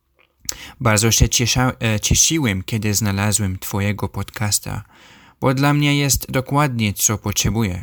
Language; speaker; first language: Polish; non-native, learner; Arabic